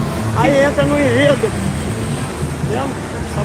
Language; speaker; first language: Portuguese; native; Portuguese